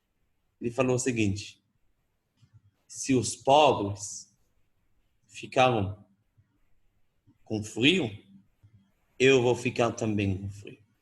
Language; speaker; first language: Portuguese; non-native, fluent; Hebrew